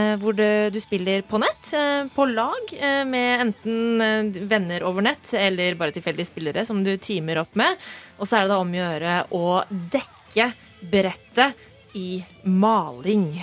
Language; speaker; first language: Norwegian; native; Norwegian